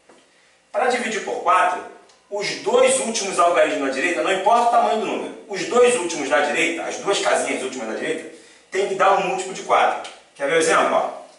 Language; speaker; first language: Portuguese; native; Portuguese